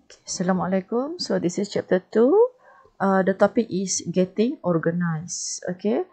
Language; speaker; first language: English; non-native, local second language; Malay